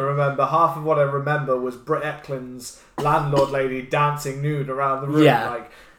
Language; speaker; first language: English; native; English